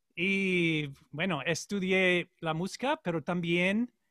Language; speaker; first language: Spanish; non-native, learner; English